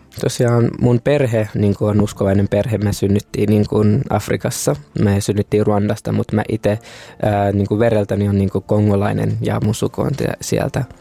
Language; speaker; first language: Finnish; early bilingual, other home language; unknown